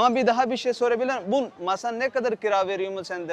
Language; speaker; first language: Turkish; non-native, learner; Urdu